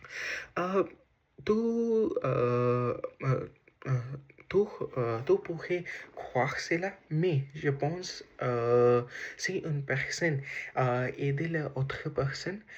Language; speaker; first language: French; non-native, learner; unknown